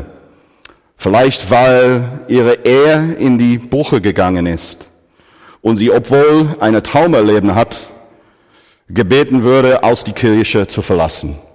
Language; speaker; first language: German; non-native, fluent; English